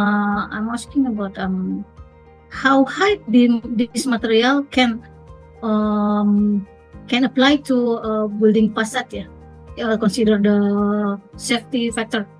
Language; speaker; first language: English; non-native, fluent; Indonesian